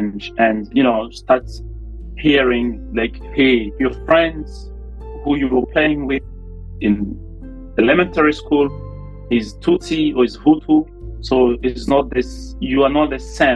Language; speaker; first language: English; non-native, learner; Rundi